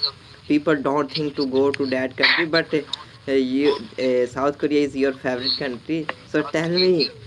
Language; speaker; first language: English; non-native, learner; Urdu